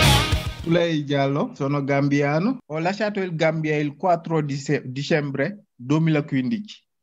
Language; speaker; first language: Italian; non-native, learner; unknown